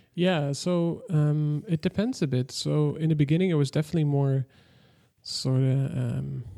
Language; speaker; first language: English; non-native, fluent; Dutch